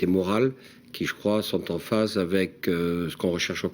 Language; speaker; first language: French; native; French